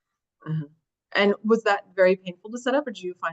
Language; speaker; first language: English; native; English